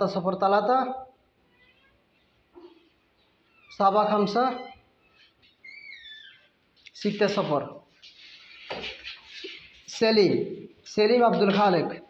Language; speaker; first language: Arabic; non-native, learner; Bangla